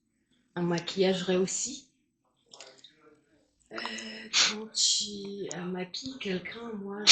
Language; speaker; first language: French; non-native, fluent; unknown